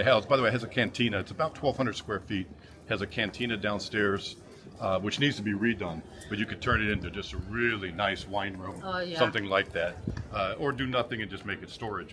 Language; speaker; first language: English; native; English